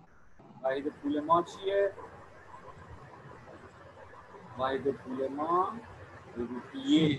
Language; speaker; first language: Persian; non-native, fluent; Urdu